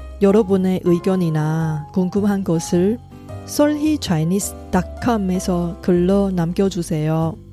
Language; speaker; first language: Korean; non-native, fluent; Chinese